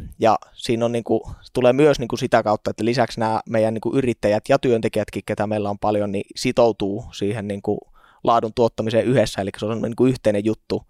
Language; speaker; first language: Finnish; native; Finnish